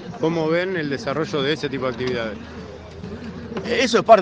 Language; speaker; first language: Spanish; native; Spanish